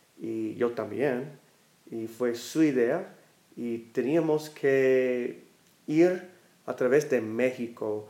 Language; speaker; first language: Spanish; non-native, fluent; English